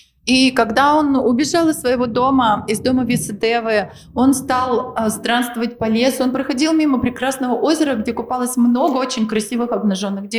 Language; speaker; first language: Russian; native; Russian